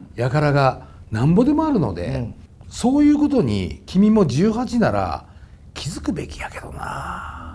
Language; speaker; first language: Japanese; native; Japanese